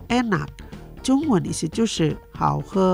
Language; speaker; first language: Chinese; early bilingual, heritage; Chinese